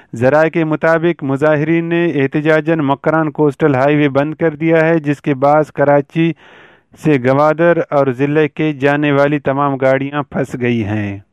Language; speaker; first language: Urdu; non-native, local second language; Baluchi